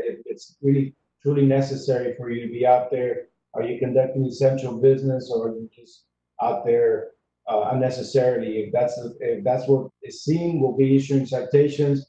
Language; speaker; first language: English; early bilingual, other home language; Spanish